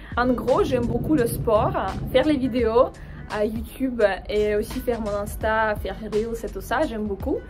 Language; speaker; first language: French; non-native, fluent; Russian